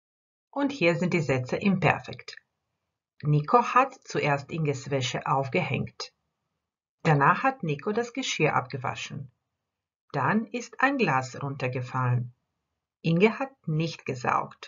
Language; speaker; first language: German; non-native, fluent; Croatian